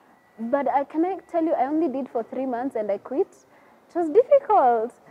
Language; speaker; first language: English; non-native, local second language; Kikuyu